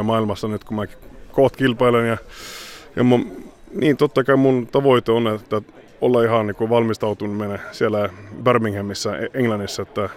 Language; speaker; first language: Finnish; early bilingual, heritage; Finnish